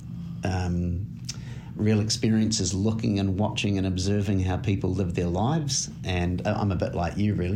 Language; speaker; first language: English; native; English